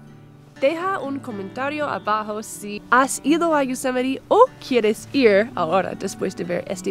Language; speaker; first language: Spanish; non-native, learner; English